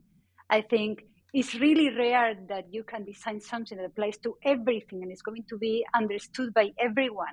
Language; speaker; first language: English; non-native, fluent; Spanish